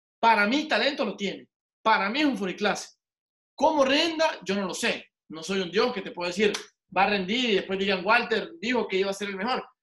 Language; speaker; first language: Spanish; native; Spanish